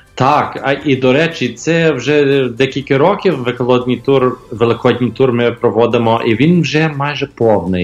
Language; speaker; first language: Ukrainian; early bilingual, heritage; Ukrainian